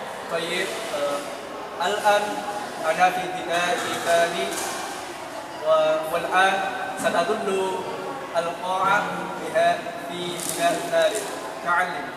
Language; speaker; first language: Arabic; non-native, learner; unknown